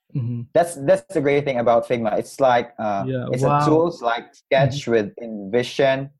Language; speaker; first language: English; non-native, local second language; Cebuano